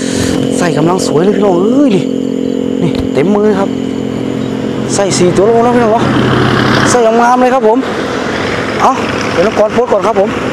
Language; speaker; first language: Thai; non-native, local second language; Northeastern Thai